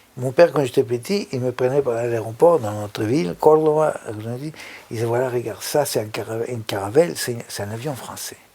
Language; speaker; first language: French; non-native, fluent; Spanish